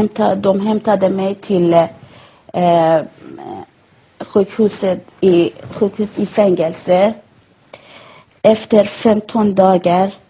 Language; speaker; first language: Swedish; non-native, learner; Persian